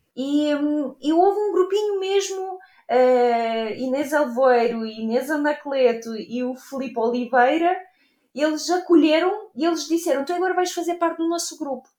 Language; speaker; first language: Portuguese; non-native, fluent; Ukrainian